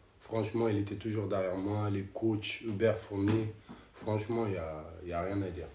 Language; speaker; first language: French; non-native, fluent; Kabuverdianu